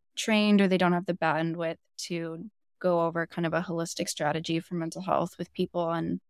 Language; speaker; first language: English; native; English